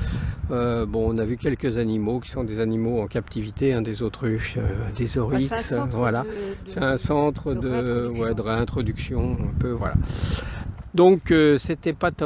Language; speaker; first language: French; native; French